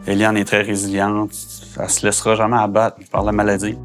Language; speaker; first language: French; native; French